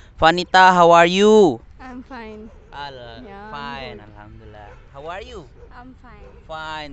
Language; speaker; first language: English; non-native, learner; Indonesian